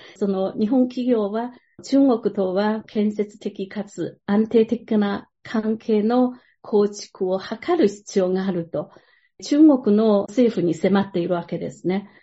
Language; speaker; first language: Japanese; non-native, fluent; Chinese